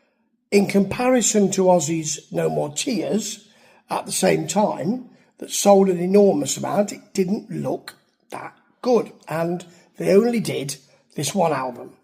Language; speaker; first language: English; native; English